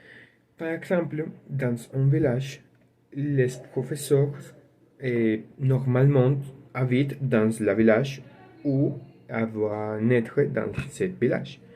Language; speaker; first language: French; non-native, learner; Spanish